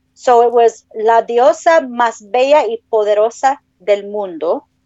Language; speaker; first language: Spanish; non-native, learner; English